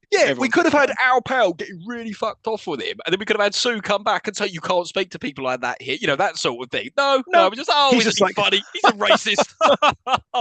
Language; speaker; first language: English; native; English